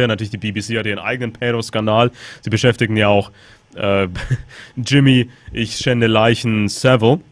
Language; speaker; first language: German; native; German